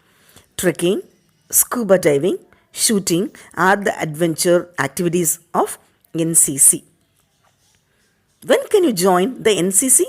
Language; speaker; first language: English; non-native, local second language; Tamil